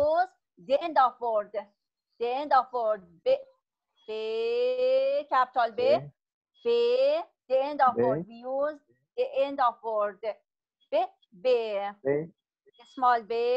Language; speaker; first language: English; non-native, learner; Persian